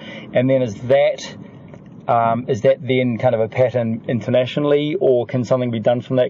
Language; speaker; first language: English; native; English